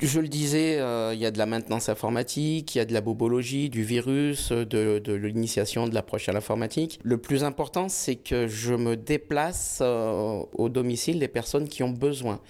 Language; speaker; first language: French; native; French